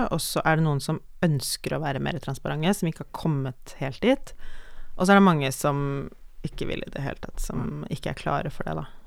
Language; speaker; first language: Norwegian; native; Norwegian